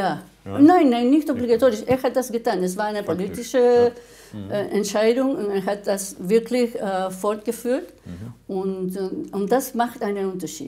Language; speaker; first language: German; non-native, fluent; Spanish